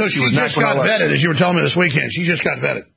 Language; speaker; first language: English; native; English